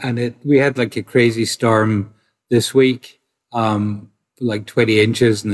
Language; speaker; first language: English; native; English